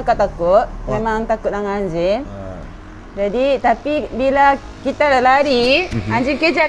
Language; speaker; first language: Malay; non-native, fluent; Japanese